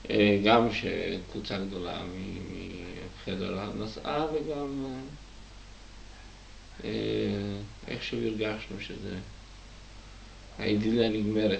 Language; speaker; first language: Hebrew; non-native, fluent; Czech